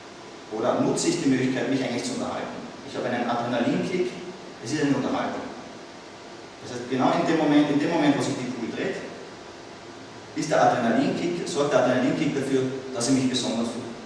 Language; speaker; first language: German; native; German